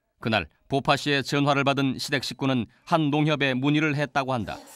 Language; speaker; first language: Korean; native; Korean